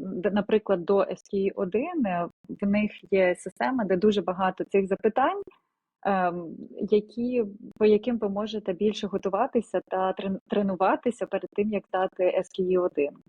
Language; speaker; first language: Ukrainian; non-native, local second language; Russian